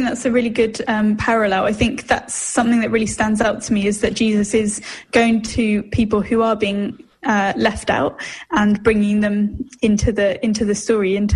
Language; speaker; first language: English; native; English